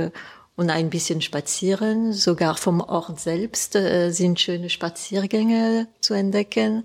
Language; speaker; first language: German; non-native, fluent; French